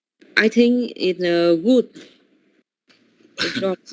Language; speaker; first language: English; non-native, learner; Vietnamese